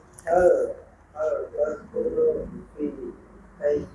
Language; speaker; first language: Arabic; non-native, learner; Indonesian